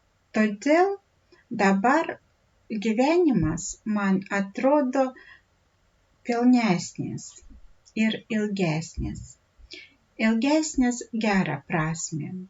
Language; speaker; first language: Lithuanian; non-native, fluent; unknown